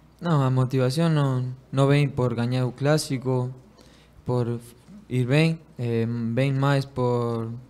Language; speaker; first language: Portuguese; non-native, learner; Spanish